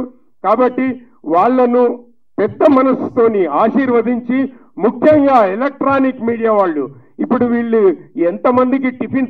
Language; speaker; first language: Telugu; native; Telugu